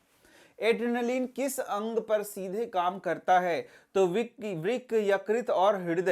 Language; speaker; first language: Hindi; native; Hindi